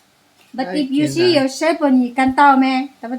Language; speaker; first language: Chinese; non-native, learner; Filipino